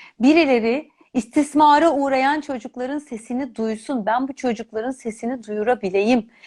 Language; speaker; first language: Turkish; native; Turkish